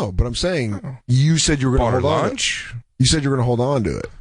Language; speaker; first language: English; native; English